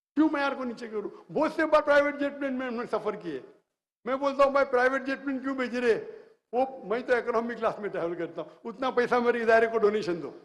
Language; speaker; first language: Hindi; native; Hindi